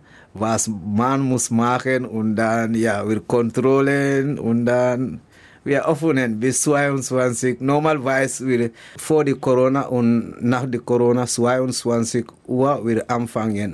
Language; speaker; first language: German; non-native, learner; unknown